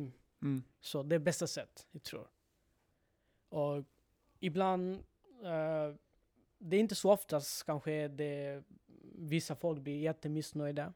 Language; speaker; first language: Swedish; non-native, learner; Bangla